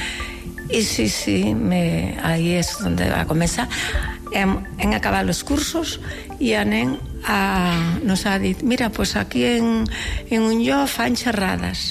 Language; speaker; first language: Catalan; non-native, local second language; Galician